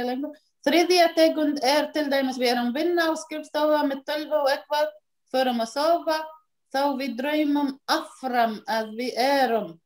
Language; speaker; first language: Icelandic; non-native, learner; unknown